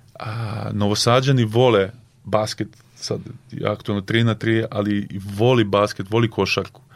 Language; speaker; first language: Serbian; native; Serbian